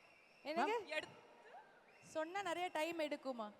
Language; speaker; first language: Tamil; native; Tamil